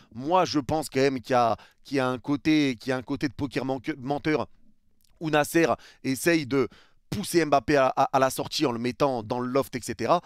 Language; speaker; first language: French; native; French